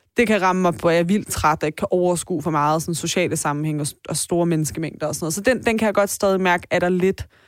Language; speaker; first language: Danish; early bilingual, other home language; Persian